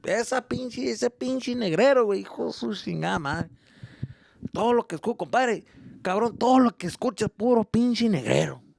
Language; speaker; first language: Spanish; early bilingual, other home language; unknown